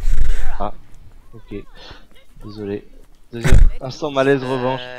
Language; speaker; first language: French; native; French